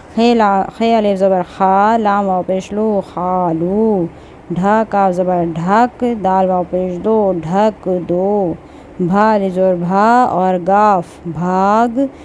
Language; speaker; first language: Hindi; native; Hindi